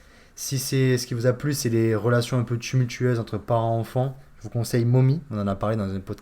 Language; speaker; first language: French; native; French